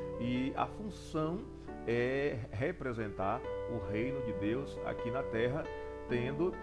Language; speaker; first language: Portuguese; native; Portuguese